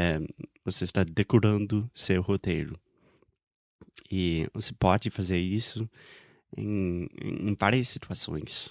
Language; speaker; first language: Portuguese; non-native, fluent; English